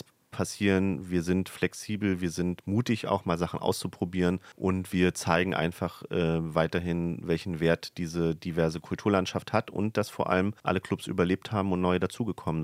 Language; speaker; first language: German; native; German